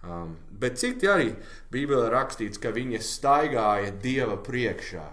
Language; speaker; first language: Latvian; non-native, learner; English